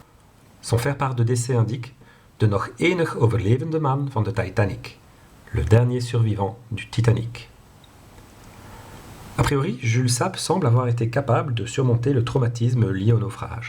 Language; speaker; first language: French; non-native, local second language; Dutch